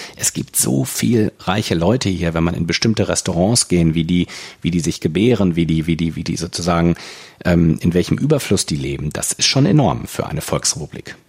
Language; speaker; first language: German; native; German